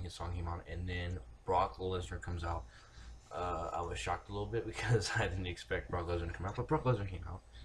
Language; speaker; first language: English; native; English